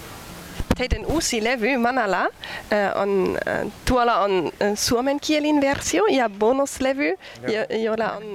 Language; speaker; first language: Finnish; non-native, learner; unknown